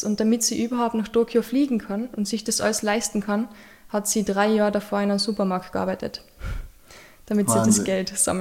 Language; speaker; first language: German; native; German